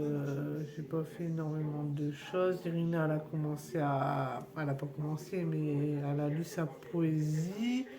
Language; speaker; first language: French; native; French